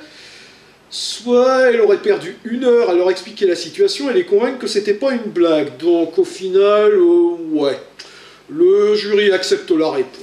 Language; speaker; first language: French; native; French